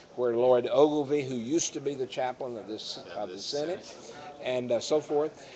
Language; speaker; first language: English; native; English